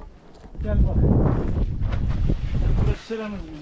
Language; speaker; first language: Turkish; native; Turkish